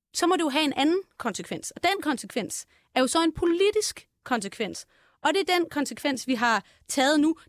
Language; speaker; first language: Danish; native; Danish